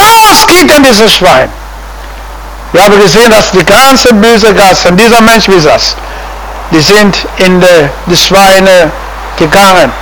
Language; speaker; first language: German; non-native, fluent; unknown